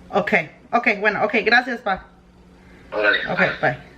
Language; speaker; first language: Spanish; early bilingual, heritage; English